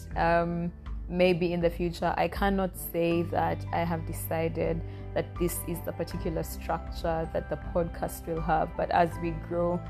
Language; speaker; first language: English; non-native, local second language; Acoli